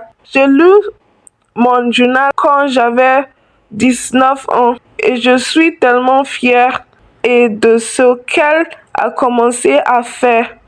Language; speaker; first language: French; non-native, learner; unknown